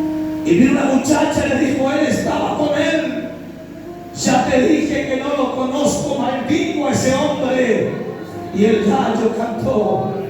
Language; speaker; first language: Spanish; native; Spanish